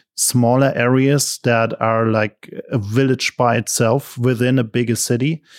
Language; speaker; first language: English; non-native, fluent; German